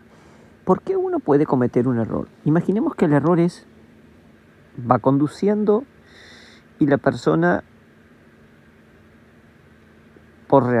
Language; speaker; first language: Spanish; native; Spanish